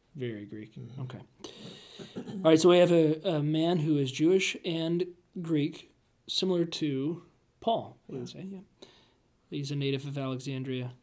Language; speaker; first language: English; native; English